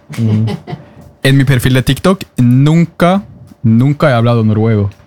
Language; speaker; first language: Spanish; non-native, fluent; Norwegian